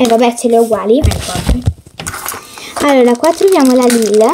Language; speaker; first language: Italian; native; Italian